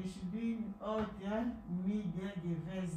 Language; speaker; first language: German; non-native, learner; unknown